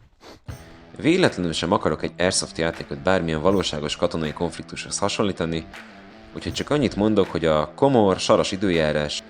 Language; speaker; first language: Hungarian; native; Hungarian